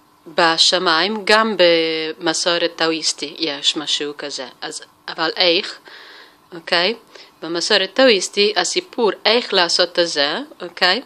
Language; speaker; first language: Hebrew; non-native, fluent; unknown